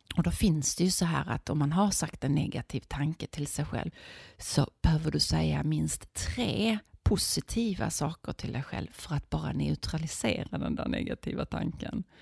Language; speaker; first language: Swedish; native; Swedish